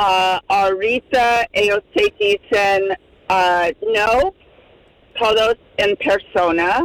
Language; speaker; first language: Spanish; non-native, fluent; English